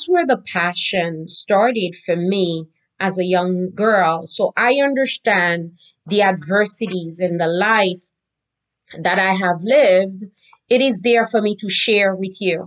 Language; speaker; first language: English; non-native, fluent; Haitian Creole